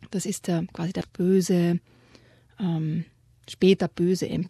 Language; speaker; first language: German; native; German